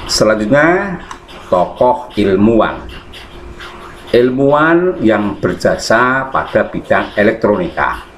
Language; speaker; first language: Indonesian; native; Indonesian